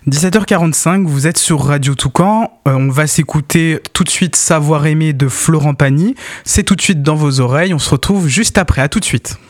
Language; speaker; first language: French; native; French